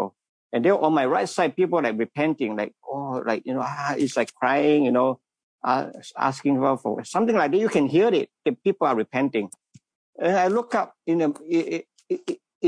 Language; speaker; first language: English; non-native, local second language; Min Nan Chinese